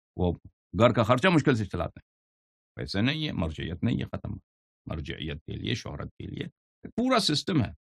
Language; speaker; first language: Urdu; non-native, fluent; Persian